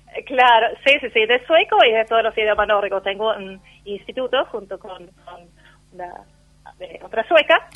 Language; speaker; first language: Spanish; non-native, fluent; Swedish